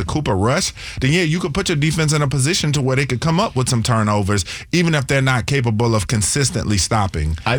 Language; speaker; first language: English; native; English